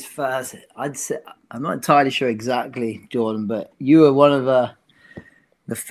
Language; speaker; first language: English; native; English